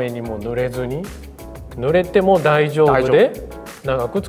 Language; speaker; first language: Japanese; native; Japanese